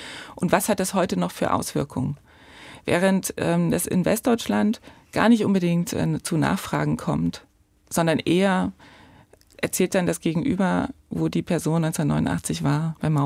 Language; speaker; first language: German; native; German